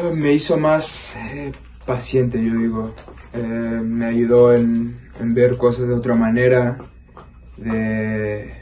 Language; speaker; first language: Spanish; early bilingual, heritage; Spanish